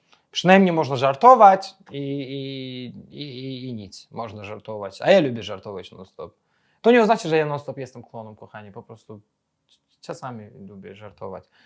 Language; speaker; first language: Polish; non-native, fluent; Azerbaijani